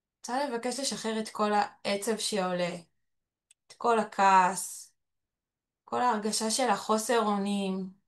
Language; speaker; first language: Hebrew; early bilingual, other home language; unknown